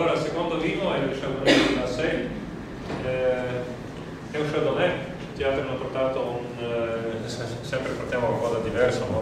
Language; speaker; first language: Italian; non-native, fluent; Slovenian